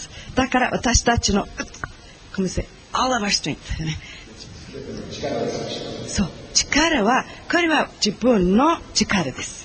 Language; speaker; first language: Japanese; non-native, learner; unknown